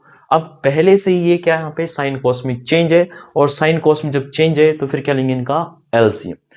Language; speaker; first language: Hindi; native; Hindi